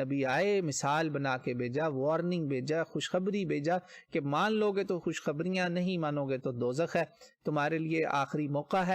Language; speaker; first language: Urdu; native; Urdu